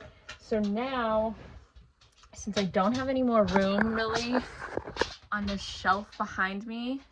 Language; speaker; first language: English; native; English